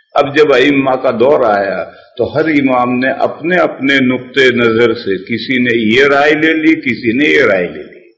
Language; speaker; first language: Urdu; native; Urdu